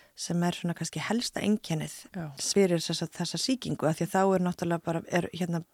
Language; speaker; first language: Icelandic; native; Icelandic